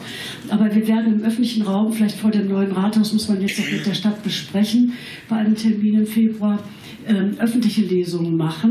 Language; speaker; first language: German; native; German